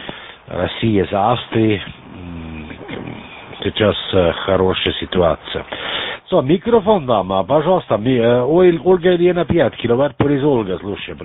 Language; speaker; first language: Russian; non-native, learner; German